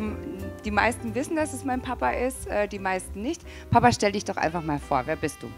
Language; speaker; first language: German; native; German